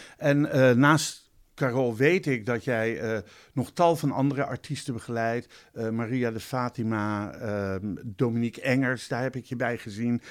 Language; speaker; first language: Dutch; native; Dutch